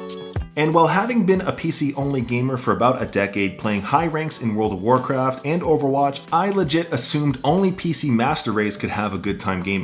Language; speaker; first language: English; native; English